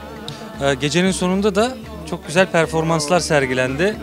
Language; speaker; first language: Turkish; native; Turkish